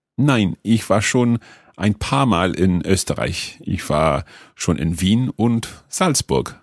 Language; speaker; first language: German; non-native, learner; English